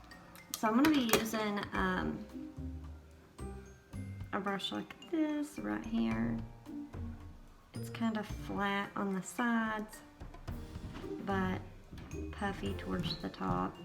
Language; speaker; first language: English; native; English